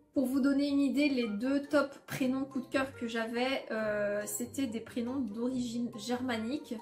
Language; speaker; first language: French; early bilingual, other home language; Polish